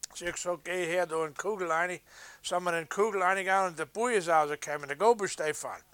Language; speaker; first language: German; early bilingual, heritage; English